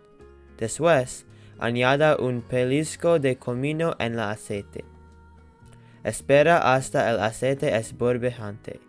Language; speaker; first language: Spanish; non-native, learner; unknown